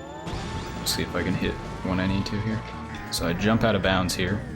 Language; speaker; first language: English; native; English